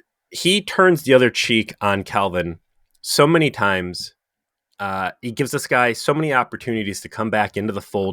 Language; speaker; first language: English; native; English